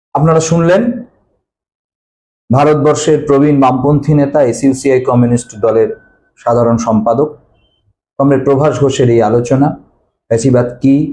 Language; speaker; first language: Bangla; native; Bangla